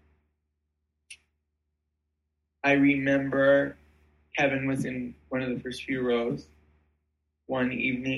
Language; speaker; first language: English; native; English